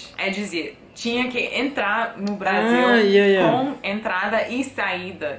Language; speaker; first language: Portuguese; non-native, fluent; English